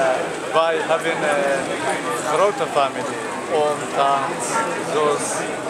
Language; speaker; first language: Dutch; non-native, learner; Persian